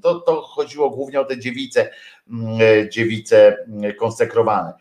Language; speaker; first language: Polish; native; Polish